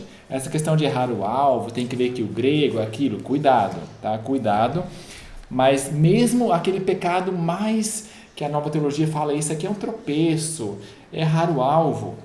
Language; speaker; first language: Portuguese; native; Portuguese